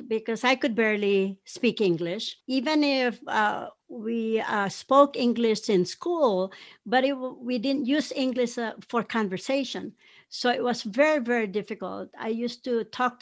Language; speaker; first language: English; non-native, local second language; Pampanga